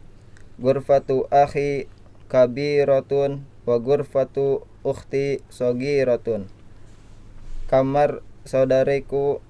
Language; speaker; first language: Arabic; non-native, learner; Indonesian